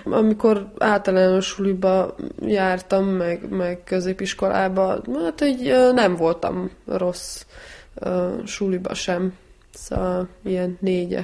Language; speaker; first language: Hungarian; early bilingual, heritage; Hungarian